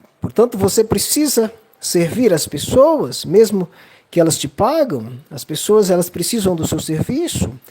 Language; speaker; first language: Portuguese; native; Portuguese